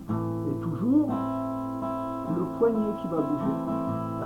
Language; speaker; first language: French; native; French